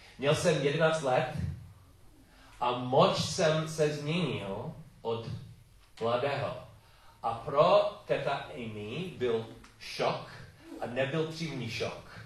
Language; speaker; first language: Czech; non-native, learner; English